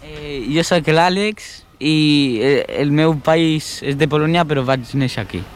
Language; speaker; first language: Catalan; early bilingual, other home language; Polish